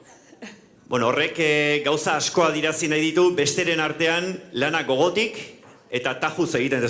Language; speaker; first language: Basque; native; Basque